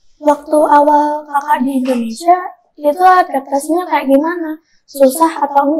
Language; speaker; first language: Indonesian; native; Indonesian